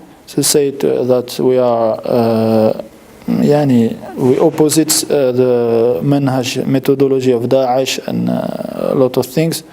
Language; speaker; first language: English; non-native, fluent; French